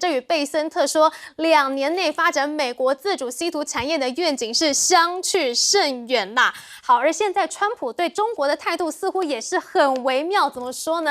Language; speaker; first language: Chinese; native; Chinese